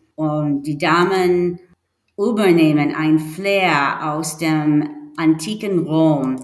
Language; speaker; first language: German; non-native, learner; English